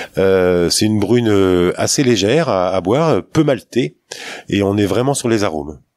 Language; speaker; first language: French; native; French